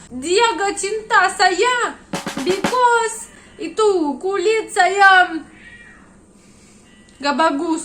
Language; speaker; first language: Indonesian; non-native, learner; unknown